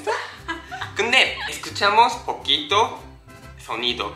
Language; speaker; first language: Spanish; non-native, learner; Japanese